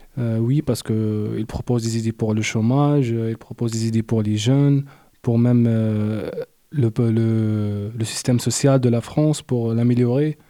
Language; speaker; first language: French; non-native, local second language; Arabic